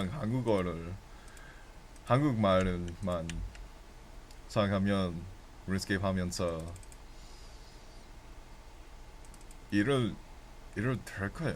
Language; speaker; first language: Korean; non-native, learner; English